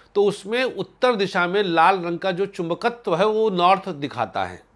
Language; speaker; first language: Hindi; native; Hindi